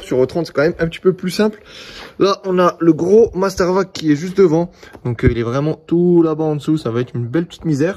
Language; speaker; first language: French; native; French